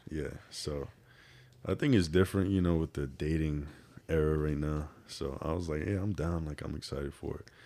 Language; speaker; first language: English; native; English